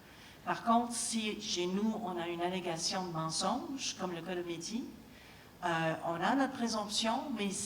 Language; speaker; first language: French; native; French